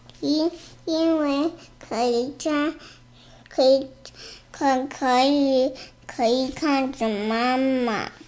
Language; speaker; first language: Chinese; early bilingual, heritage; Chinese